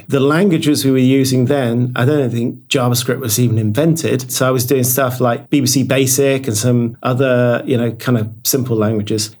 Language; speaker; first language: English; native; English